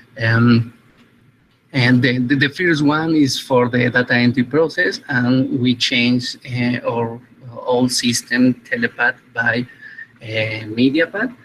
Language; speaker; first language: English; non-native, fluent; Spanish